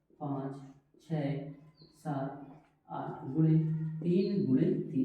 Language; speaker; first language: Hindi; native; Hindi